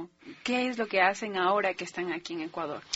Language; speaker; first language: Spanish; native; Spanish